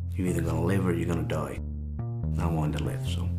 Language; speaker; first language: English; native; English